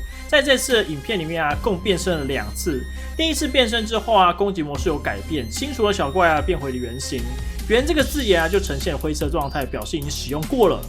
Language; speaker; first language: Chinese; native; Chinese